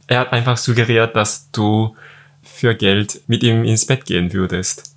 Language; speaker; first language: German; non-native, fluent; Korean